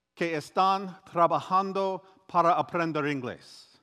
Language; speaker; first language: Spanish; non-native, learner; English